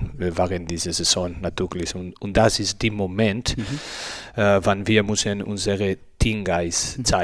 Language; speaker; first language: German; non-native, learner; Spanish